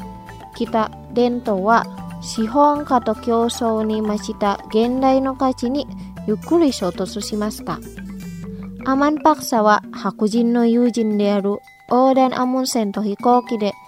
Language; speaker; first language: Japanese; non-native, fluent; Indonesian